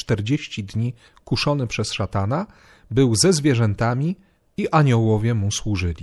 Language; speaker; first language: Polish; native; Polish